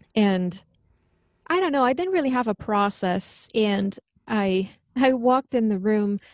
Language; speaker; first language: English; non-native, fluent; French